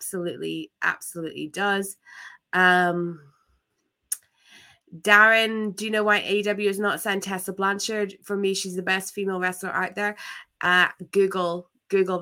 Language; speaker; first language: English; native; English